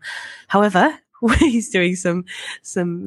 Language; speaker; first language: English; native; English